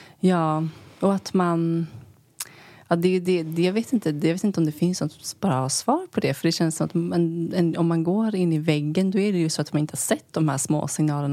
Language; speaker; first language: Swedish; native; Swedish